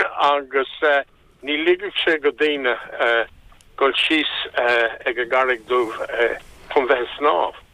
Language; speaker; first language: Irish; non-native, local second language; English